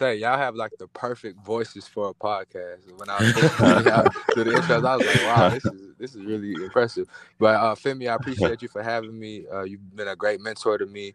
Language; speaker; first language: English; native; English